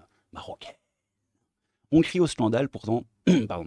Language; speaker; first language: French; native; French